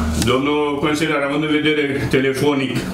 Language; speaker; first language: Romanian; native; Romanian